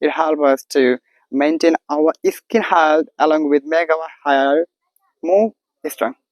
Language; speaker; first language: English; non-native, local second language; Bangla